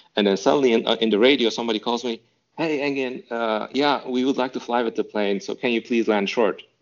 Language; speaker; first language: English; non-native, fluent; Turkish